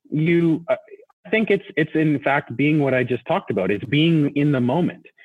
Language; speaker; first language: English; native; English